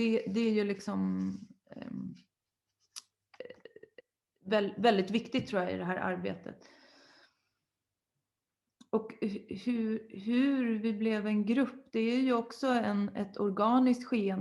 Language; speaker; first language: Swedish; native; Swedish